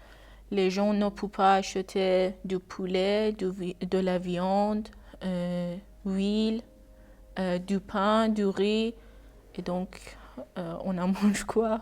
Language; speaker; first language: French; non-native, learner; Persian